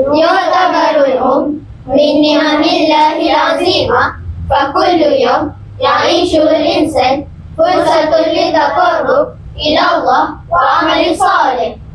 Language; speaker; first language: Arabic; non-native, learner; Malay